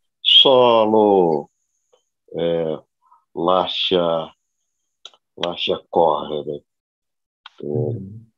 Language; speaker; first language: Italian; non-native, learner; Portuguese